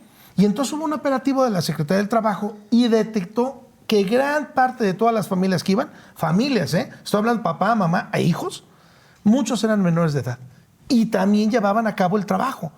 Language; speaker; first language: Spanish; native; Spanish